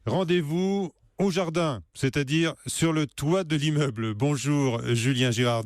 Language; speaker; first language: French; native; French